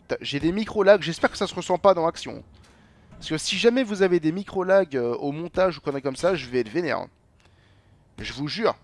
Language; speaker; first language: French; native; French